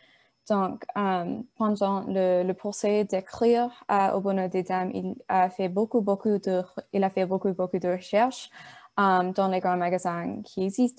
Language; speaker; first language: French; non-native, learner; English